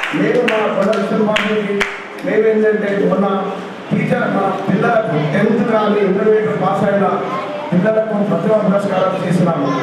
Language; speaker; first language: Telugu; native; Telugu